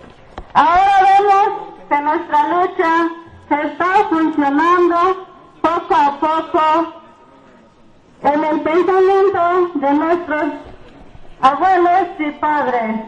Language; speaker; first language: Spanish; non-native, local second language; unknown